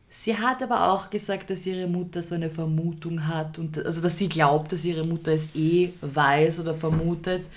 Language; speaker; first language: German; early bilingual, other home language; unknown